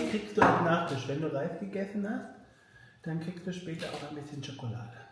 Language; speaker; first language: German; native; German